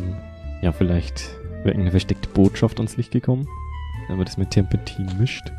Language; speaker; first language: German; native; German